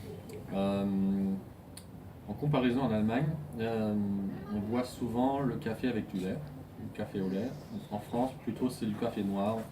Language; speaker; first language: French; non-native, fluent; German